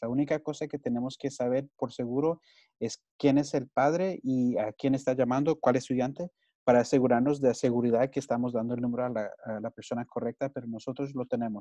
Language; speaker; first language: Spanish; early bilingual, heritage; Spanish